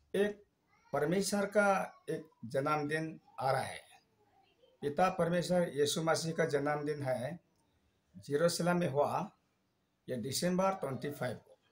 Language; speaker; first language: Hindi; non-native, local second language; Nyishi